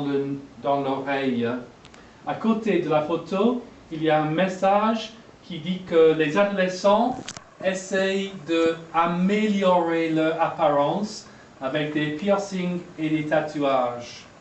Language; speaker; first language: French; non-native, fluent; English